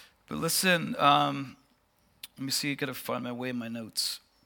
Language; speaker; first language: English; native; English